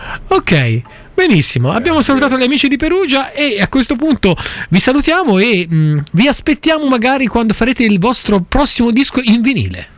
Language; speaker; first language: Italian; native; Italian